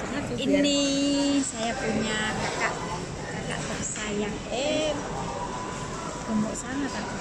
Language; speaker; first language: Indonesian; non-native, local second language; Javanese